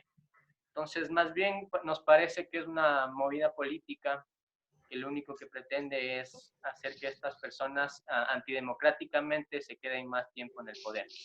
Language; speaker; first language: Spanish; native; Spanish